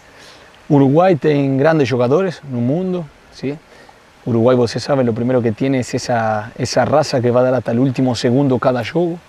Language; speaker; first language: Portuguese; non-native, fluent; Spanish